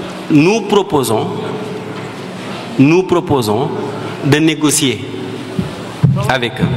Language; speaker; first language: French; non-native, local second language; Wolof